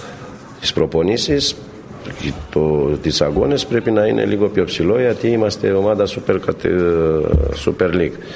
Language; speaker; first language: Greek; non-native, fluent; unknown